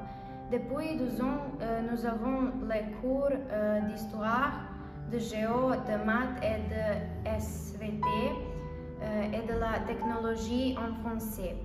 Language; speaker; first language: French; non-native, learner; Serbian